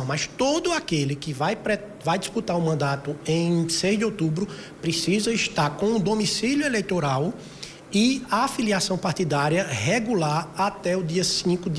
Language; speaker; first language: Portuguese; native; Portuguese